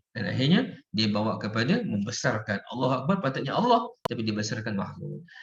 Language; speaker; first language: Malay; native; Malay